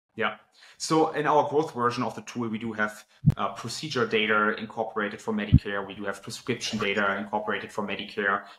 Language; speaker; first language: English; non-native, fluent; German